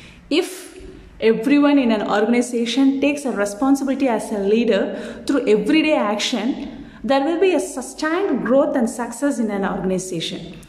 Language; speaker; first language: English; non-native, local second language; Tamil